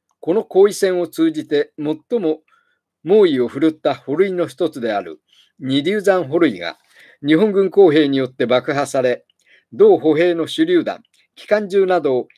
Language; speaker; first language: Japanese; native; Japanese